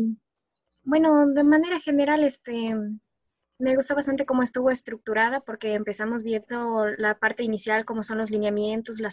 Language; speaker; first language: Spanish; native; Spanish